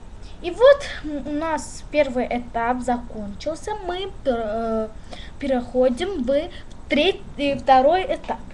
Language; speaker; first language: Russian; non-native, learner; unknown